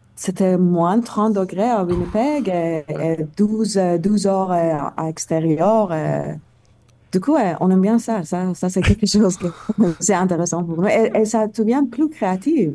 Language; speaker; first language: French; non-native, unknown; Persian